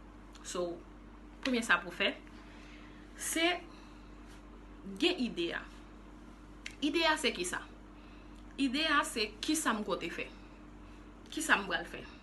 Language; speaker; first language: French; non-native, local second language; Haitian Creole